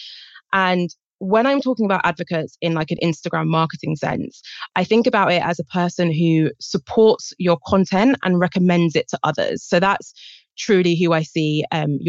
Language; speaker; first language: English; native; English